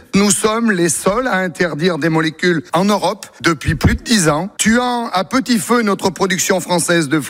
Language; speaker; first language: French; native; French